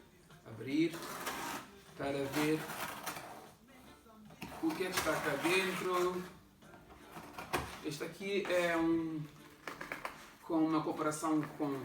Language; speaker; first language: Portuguese; non-native, local second language; Kabuverdianu